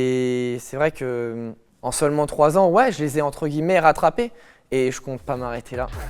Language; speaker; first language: French; native; French